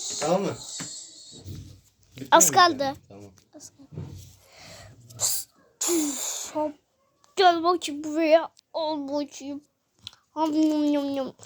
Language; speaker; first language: Turkish; native; Turkish